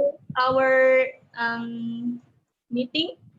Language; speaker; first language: English; non-native, learner; Indonesian